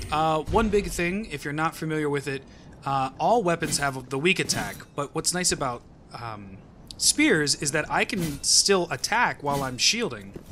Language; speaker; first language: English; native; English